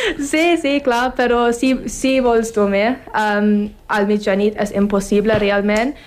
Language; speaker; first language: Catalan; non-native, learner; English